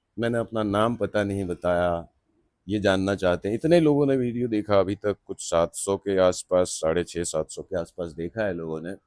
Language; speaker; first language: Hindi; non-native, local second language; Maithili